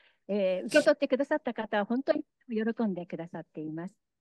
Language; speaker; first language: Japanese; native; Japanese